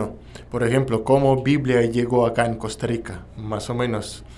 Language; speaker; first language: Spanish; non-native, learner; Russian